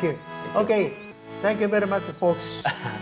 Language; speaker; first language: English; non-native, learner; Japanese